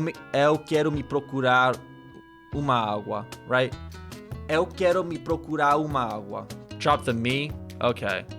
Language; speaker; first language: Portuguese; non-native, learner; English